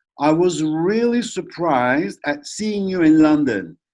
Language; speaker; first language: English; non-native, fluent; Turkish